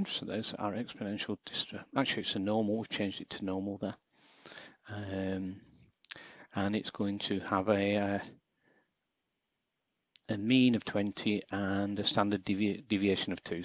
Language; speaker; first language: English; native; English